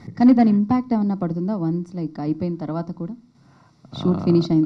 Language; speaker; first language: Telugu; native; Telugu